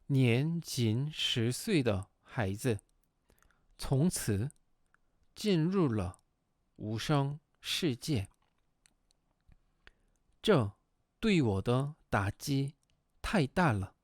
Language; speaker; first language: Chinese; non-native, fluent; Korean